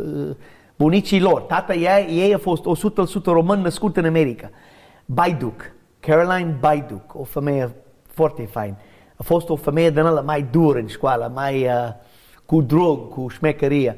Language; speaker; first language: Romanian; non-native, learner; English